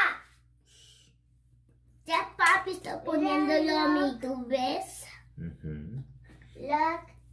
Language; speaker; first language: Spanish; early bilingual, heritage; Spanish